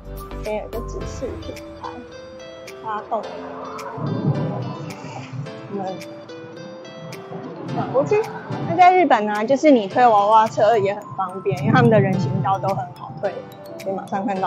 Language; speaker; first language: Chinese; native; Chinese